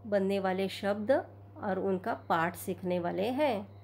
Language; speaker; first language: Hindi; non-native, local second language; Marathi